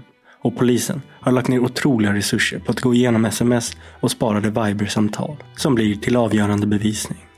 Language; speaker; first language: Swedish; native; Swedish